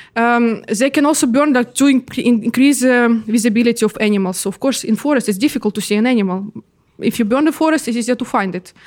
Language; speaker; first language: English; non-native, fluent; Russian